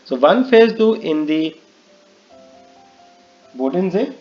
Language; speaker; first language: German; non-native, learner; Hindi